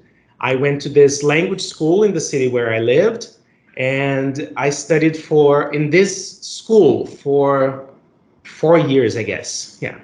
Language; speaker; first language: English; non-native, fluent; Portuguese